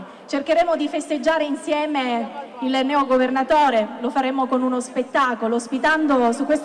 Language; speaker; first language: Italian; native; Italian